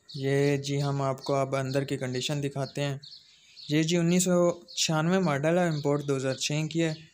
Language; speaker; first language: Urdu; non-native, local second language; Punjabi